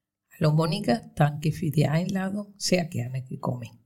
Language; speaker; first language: German; non-native, fluent; Spanish